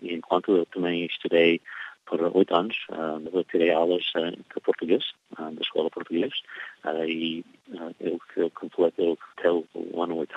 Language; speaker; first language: Portuguese; early bilingual, heritage; Portuguese